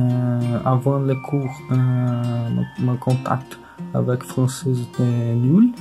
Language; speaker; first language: French; non-native, learner; Portuguese